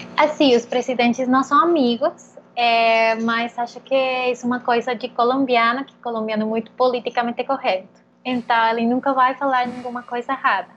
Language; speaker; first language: Portuguese; non-native, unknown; Spanish